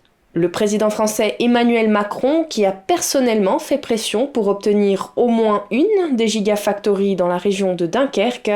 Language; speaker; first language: French; native; French